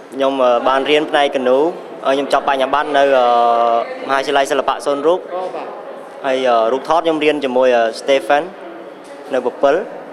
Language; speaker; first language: Khmer; native; Khmer